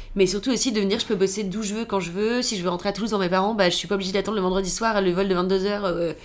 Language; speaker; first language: French; native; French